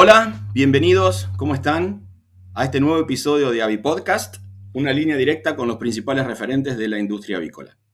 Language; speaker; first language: Spanish; native; Spanish